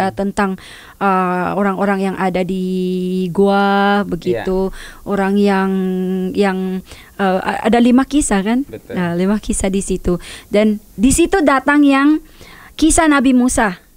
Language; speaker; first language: Indonesian; non-native, learner; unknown